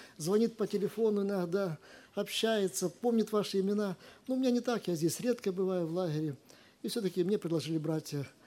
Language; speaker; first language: Russian; native; Russian